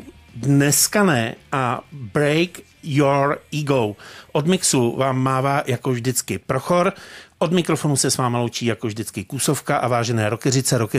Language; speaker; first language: Czech; native; Czech